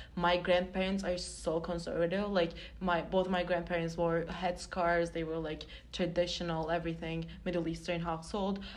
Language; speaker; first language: English; non-native, fluent; Turkish